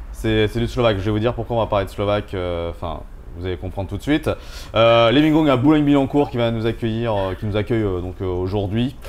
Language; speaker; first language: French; native; French